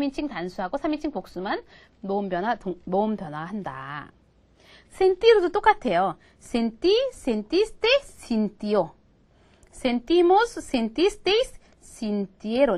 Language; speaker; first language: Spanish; non-native, fluent; Korean